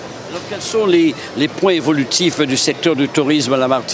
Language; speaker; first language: French; native; French